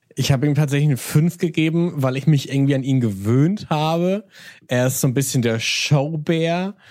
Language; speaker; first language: German; native; German